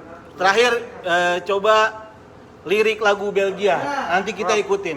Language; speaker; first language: Indonesian; native; Indonesian